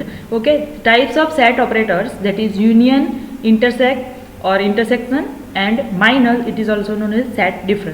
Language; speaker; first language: English; non-native, local second language; Gujarati